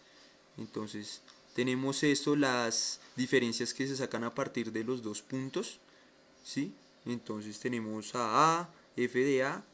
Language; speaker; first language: Spanish; native; Spanish